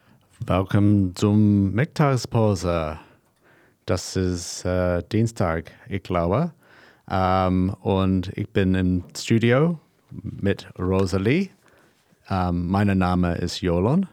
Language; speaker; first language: German; non-native, learner; English